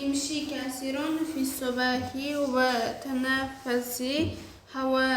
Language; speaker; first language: Arabic; non-native, learner; Uzbek